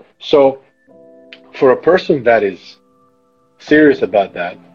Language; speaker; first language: English; non-native, fluent; Greek